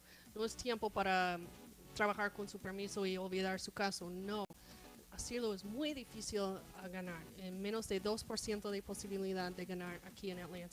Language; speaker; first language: Spanish; non-native, fluent; English